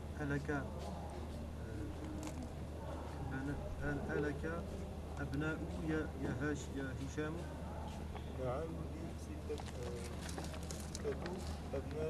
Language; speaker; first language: Arabic; non-native, learner; French